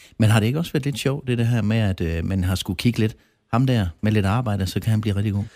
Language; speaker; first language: Danish; native; Danish